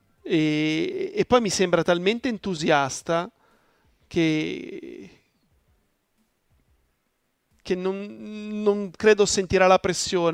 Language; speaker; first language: Italian; native; Italian